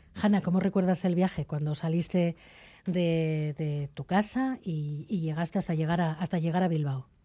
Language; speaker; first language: Spanish; native; Spanish